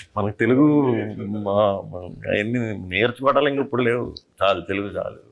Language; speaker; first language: Telugu; native; Telugu